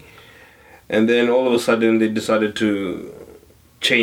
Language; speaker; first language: English; non-native, local second language; Shona